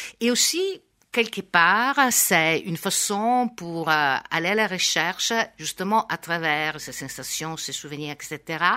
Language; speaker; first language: French; non-native, fluent; Italian